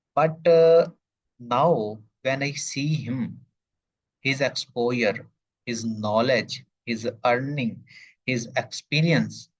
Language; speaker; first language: English; non-native, local second language; Punjabi